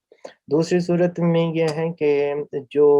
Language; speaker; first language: Urdu; native; Urdu